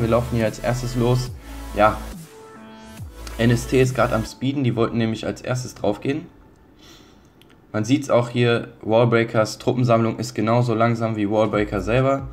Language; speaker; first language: German; native; German